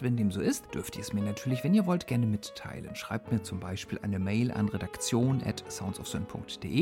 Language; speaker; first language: German; native; German